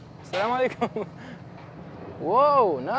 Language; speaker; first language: English; non-native, learner; French